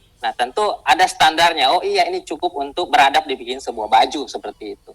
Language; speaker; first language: Indonesian; non-native, local second language; Buginese